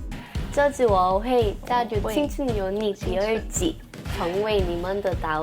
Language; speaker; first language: Chinese; non-native, learner; Thai